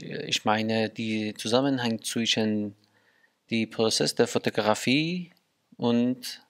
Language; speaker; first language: German; non-native, learner; Persian